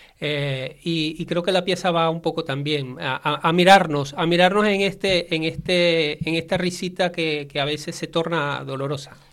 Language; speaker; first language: Spanish; native; Spanish